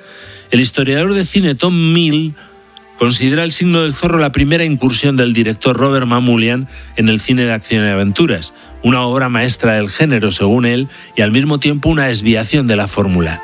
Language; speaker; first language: Spanish; native; Spanish